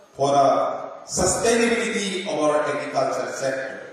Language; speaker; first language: English; non-native, local second language; Assamese